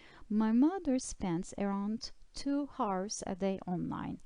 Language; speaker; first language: English; non-native, fluent; Turkish